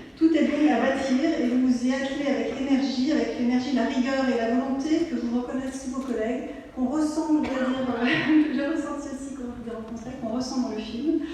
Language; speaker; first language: French; native; French